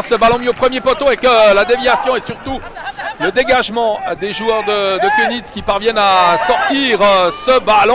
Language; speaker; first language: French; native; French